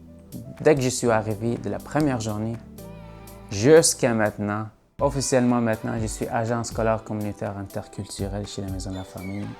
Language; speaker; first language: French; non-native, fluent; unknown